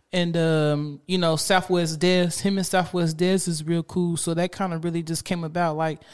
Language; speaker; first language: English; native; English